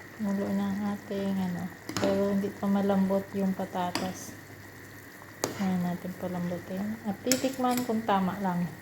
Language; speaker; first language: Filipino; native; Filipino